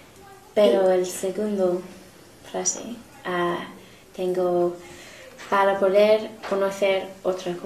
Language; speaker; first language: Spanish; non-native, learner; English